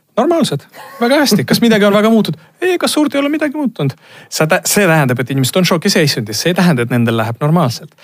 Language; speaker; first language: Estonian; non-native, local second language; Russian